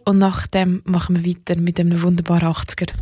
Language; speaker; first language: German; native; German